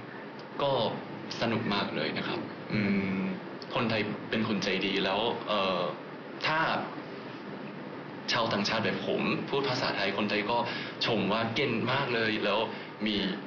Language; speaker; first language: Thai; non-native, fluent; Japanese